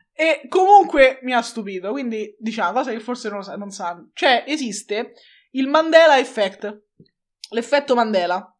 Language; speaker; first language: Italian; native; Italian